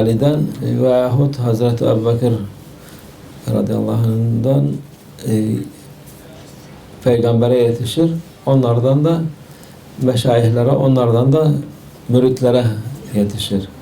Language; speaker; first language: Turkish; native; Turkish